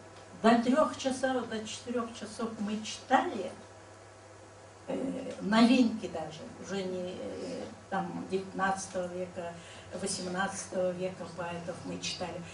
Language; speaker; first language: Russian; non-native, local second language; Karachay-Balkar